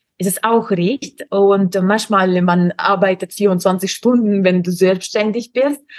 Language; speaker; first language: German; non-native, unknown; Russian